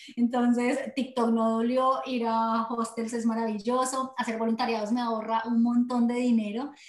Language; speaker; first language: Spanish; native; Spanish